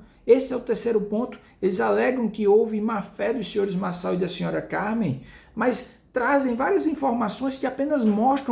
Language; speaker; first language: Portuguese; native; Portuguese